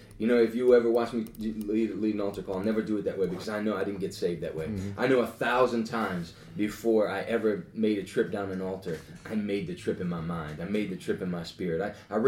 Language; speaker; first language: English; native; English